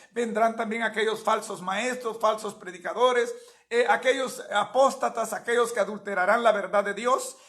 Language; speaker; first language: Spanish; native; Spanish